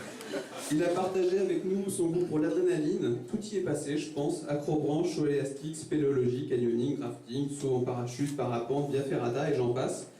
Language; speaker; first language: French; native; French